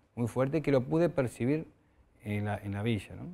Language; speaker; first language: Spanish; native; Spanish